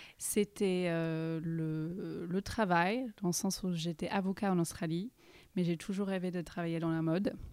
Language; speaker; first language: French; early bilingual, heritage; English